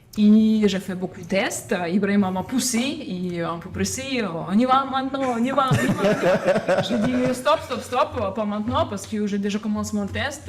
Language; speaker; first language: French; non-native, learner; Ukrainian